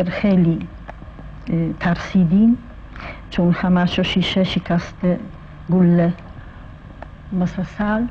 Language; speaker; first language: Persian; non-native, fluent; Polish